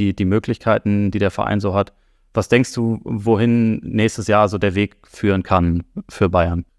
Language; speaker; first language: German; native; German